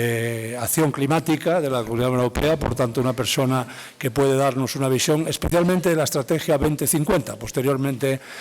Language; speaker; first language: Spanish; native; Spanish